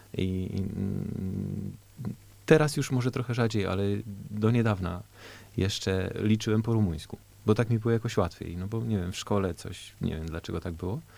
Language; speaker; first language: Polish; early bilingual, heritage; Polish